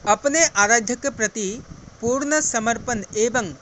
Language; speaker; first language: Hindi; non-native, local second language; Assamese